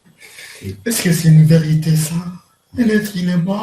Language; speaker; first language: French; non-native, learner; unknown